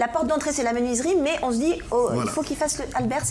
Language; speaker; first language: French; native; French